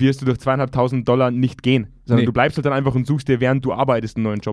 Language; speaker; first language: German; native; German